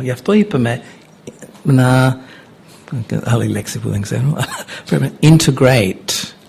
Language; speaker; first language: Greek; non-native, fluent; English